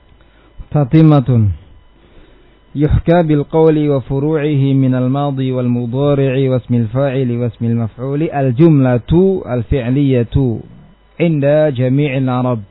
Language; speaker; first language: Arabic; non-native, fluent; Indonesian